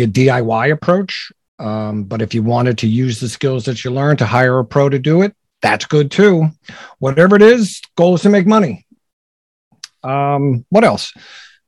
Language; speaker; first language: English; native; English